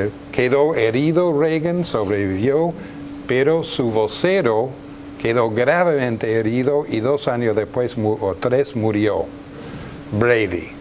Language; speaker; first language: Spanish; non-native, fluent; English